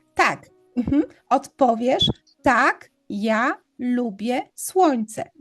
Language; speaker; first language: Polish; native; Polish